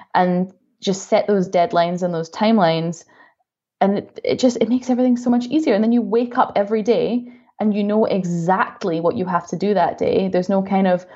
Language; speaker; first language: English; native; English